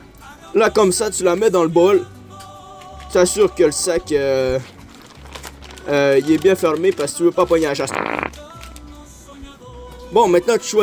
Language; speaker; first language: French; native; French